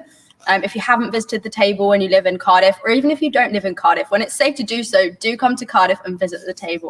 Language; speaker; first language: English; native; English